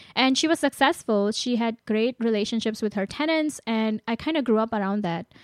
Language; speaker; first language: English; non-native, local second language; Gujarati